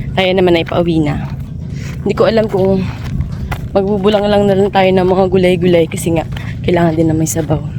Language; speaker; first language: Filipino; native; Filipino